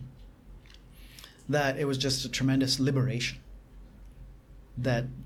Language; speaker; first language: English; native; English